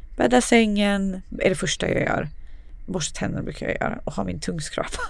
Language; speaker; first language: Swedish; early bilingual, other home language; Serbian